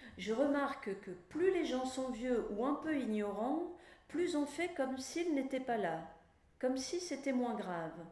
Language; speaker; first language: French; native; French